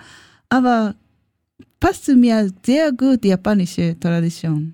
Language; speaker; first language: German; non-native, learner; Japanese